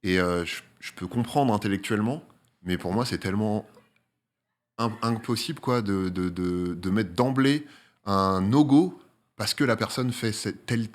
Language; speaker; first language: French; native; French